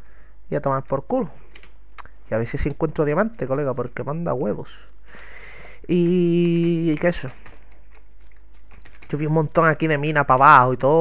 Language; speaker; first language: Spanish; native; Spanish